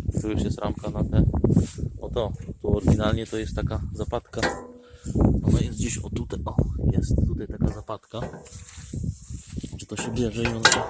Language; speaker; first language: Polish; native; Polish